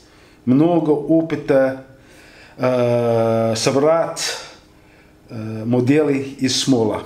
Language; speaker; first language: Russian; non-native, learner; English